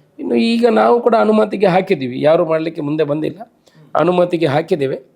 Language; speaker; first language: Kannada; non-native, local second language; Tulu